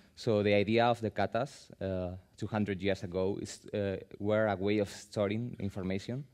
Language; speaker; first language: English; non-native, fluent; Spanish